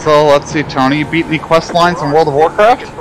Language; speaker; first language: English; native; English